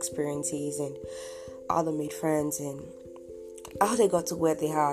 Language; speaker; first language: English; non-native, local second language; Yoruba